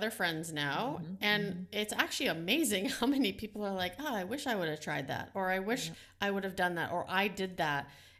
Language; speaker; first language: English; non-native, fluent; Dutch